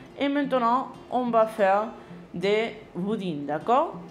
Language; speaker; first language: French; non-native, learner; Spanish